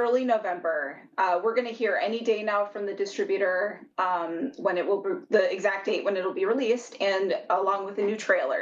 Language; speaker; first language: English; native; English